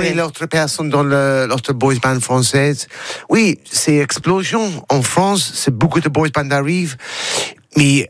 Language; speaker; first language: French; non-native, learner; English